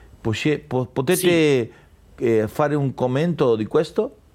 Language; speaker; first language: Italian; non-native, fluent; Spanish